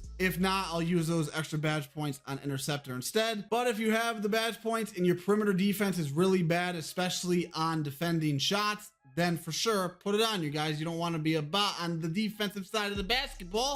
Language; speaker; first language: English; native; English